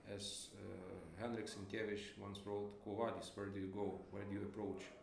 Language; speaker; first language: English; non-native, fluent; Ukrainian